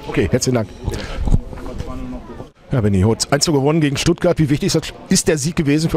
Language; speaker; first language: German; native; German